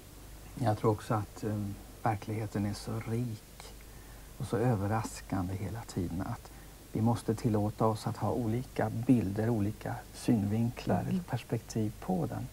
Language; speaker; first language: Swedish; native; Swedish